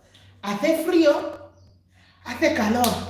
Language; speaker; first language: Spanish; non-native, fluent; English